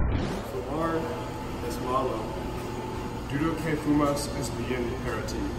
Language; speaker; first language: Spanish; non-native, learner; English